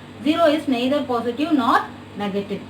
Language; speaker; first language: English; non-native, local second language; Tamil